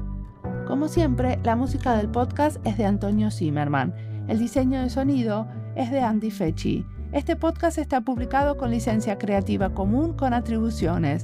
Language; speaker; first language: Spanish; native; Spanish